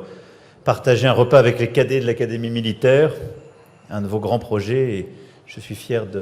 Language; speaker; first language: French; native; French